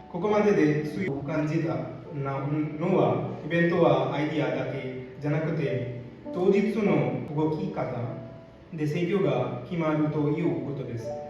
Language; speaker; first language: Japanese; non-native, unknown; Hindi